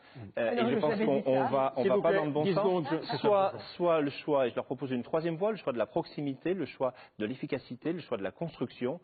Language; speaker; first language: French; native; French